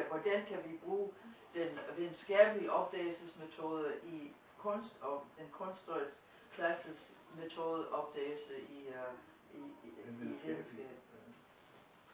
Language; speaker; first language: Danish; non-native, fluent; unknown